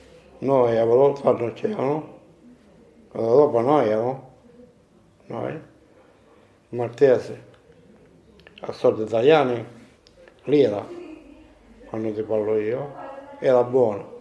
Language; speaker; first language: Italian; non-native, learner; Maltese